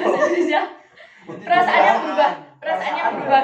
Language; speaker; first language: Indonesian; native; Indonesian